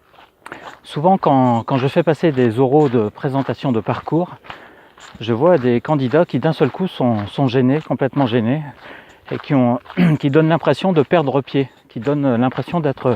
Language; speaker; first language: French; native; French